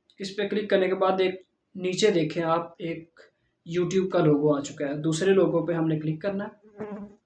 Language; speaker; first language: Urdu; non-native, local second language; Punjabi